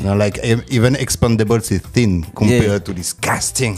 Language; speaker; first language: English; non-native, fluent; French